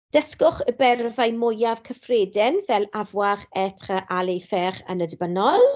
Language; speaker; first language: Welsh; non-native, local second language; English